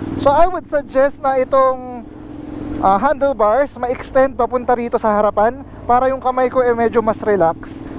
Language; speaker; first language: Filipino; native; Filipino